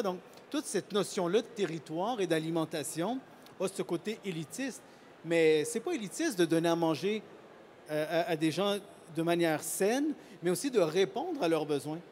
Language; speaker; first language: French; native; French